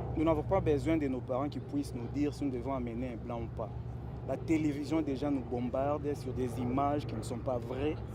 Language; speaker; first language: French; non-native, local second language; Lingala